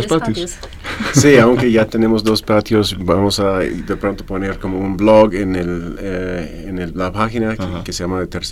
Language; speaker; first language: Spanish; non-native, fluent; English